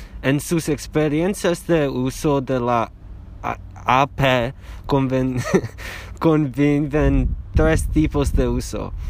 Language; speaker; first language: Spanish; non-native, learner; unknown